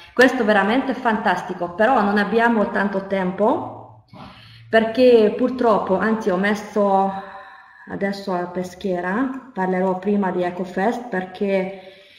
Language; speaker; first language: Italian; non-native, fluent; Hungarian